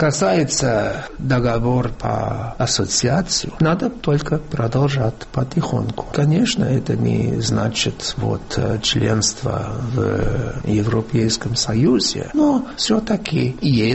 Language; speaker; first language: Russian; non-native, fluent; English